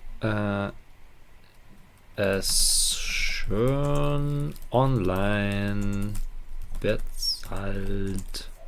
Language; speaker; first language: German; non-native, learner; Ukrainian